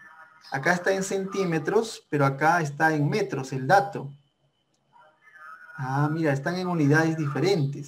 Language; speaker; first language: Spanish; native; Spanish